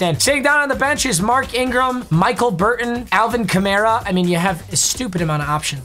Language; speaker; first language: English; native; English